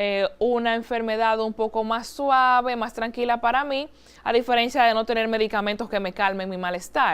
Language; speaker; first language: Spanish; native; Spanish